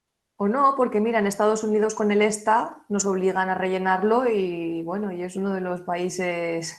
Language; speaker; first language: Spanish; native; Spanish